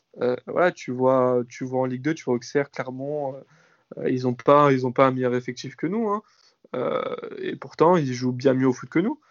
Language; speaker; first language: French; native; French